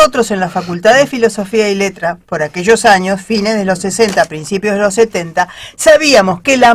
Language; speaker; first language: Spanish; native; Spanish